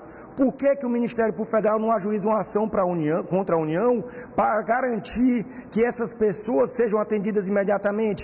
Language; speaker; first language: Portuguese; native; Portuguese